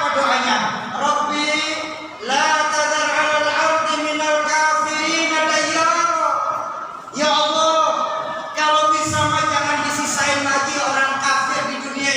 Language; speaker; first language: Indonesian; native; Indonesian